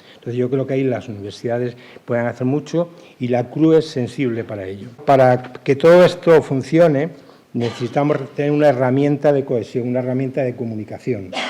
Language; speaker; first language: Spanish; native; Spanish